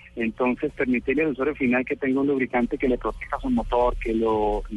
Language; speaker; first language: Spanish; native; Spanish